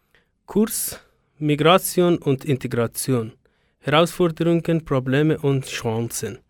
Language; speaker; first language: German; non-native, learner; Persian